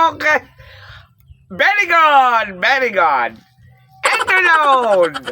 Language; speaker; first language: English; non-native, learner; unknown